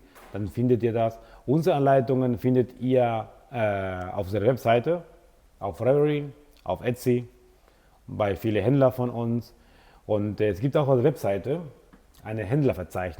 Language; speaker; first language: German; non-native, fluent; Italian